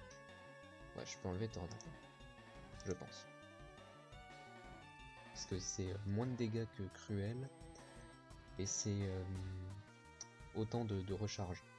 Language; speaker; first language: French; native; French